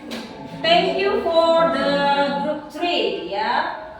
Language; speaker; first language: English; non-native, learner; Indonesian